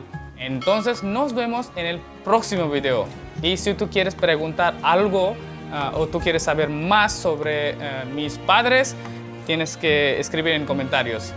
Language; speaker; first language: Spanish; non-native, learner; Hindi